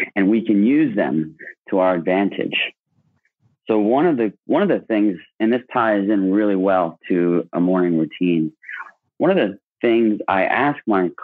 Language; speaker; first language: English; native; English